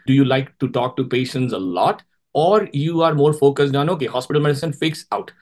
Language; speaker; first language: English; non-native, local second language; Urdu